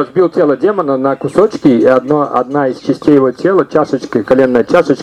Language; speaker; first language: Russian; native; Russian